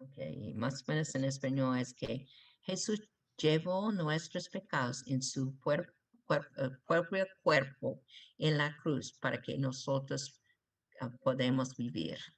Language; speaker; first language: Spanish; non-native, learner; English